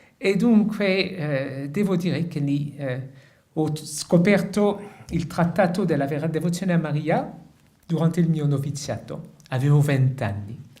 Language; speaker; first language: Italian; non-native, fluent; French